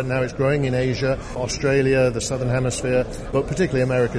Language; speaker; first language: English; native; English